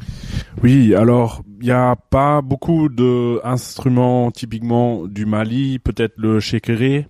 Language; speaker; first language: French; non-native, fluent; German